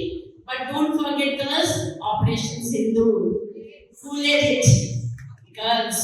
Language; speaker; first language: English; non-native, local second language; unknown